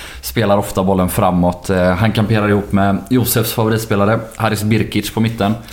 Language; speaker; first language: Swedish; native; Swedish